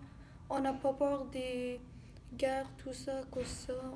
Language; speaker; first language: French; early bilingual, other home language; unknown